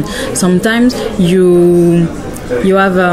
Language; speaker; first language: English; non-native, learner; French